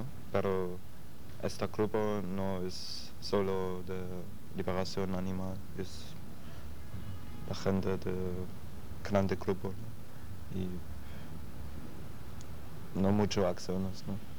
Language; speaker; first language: Spanish; non-native, learner; German